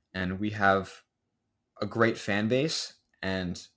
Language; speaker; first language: English; native; English